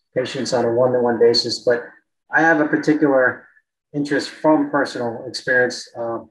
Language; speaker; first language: English; native; English